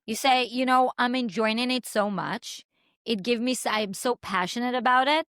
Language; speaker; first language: English; non-native, fluent; Hebrew